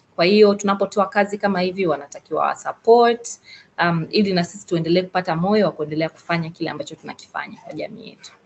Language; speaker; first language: Swahili; native; Swahili